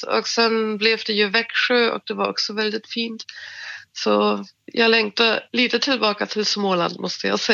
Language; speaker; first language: Swedish; non-native, fluent; German